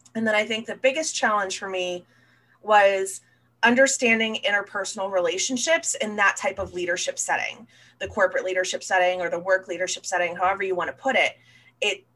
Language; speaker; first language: English; native; English